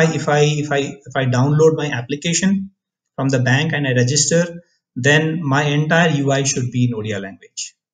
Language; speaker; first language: English; non-native, local second language; Odia